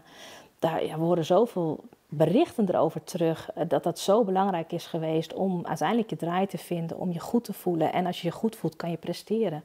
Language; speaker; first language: Dutch; native; Dutch